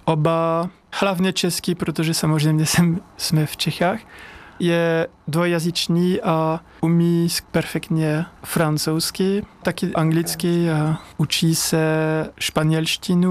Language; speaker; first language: Czech; non-native, learner; French